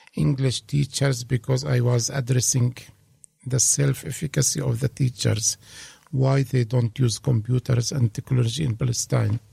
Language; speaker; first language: English; non-native, fluent; Arabic